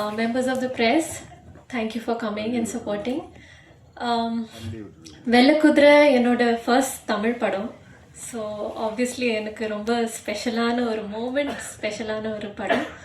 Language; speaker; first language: Tamil; non-native, local second language; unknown